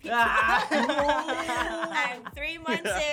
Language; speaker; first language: English; non-native, local second language; Filipino